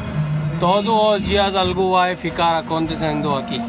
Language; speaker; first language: Portuguese; non-native, learner; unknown